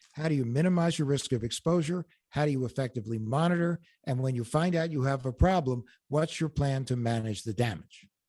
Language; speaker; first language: English; native; English